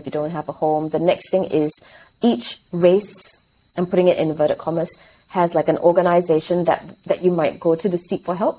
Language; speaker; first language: English; native; English